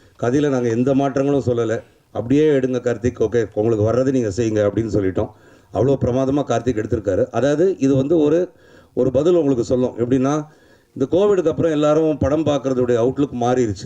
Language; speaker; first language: Tamil; native; Tamil